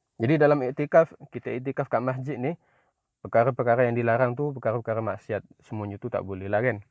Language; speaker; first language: Malay; native; Malay